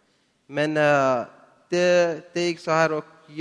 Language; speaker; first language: Swedish; non-native, learner; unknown